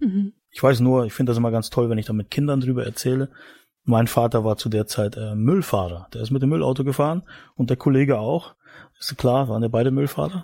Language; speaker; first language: German; native; German